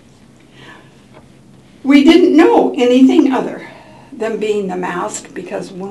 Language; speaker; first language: English; native; English